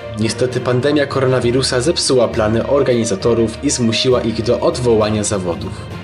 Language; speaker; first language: Polish; native; Polish